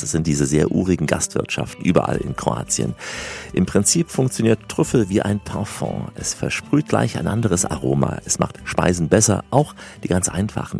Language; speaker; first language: German; native; German